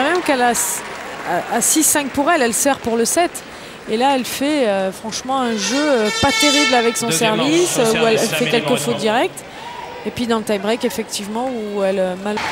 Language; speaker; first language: French; native; French